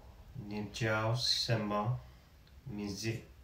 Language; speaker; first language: Chinese; non-native, learner; English